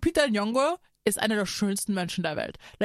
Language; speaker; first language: German; native; German